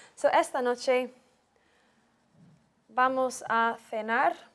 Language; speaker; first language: Spanish; non-native, fluent; English